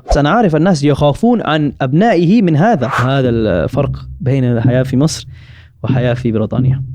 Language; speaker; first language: Arabic; non-native, fluent; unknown